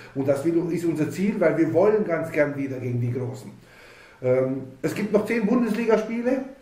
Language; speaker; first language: German; native; German